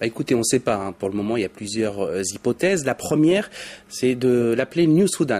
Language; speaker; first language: French; native; French